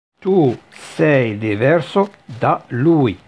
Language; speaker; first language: Italian; non-native, fluent; Arabic